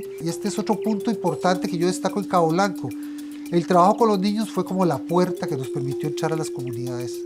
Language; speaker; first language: Spanish; native; Spanish